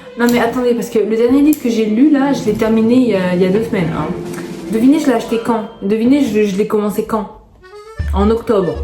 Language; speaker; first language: French; early bilingual, other home language; Arabic